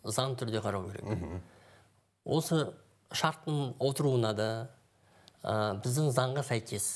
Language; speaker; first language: Kazakh; native; Kazakh